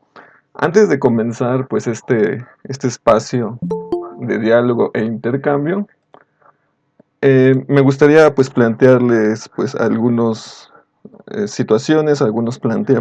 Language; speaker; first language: Spanish; native; Spanish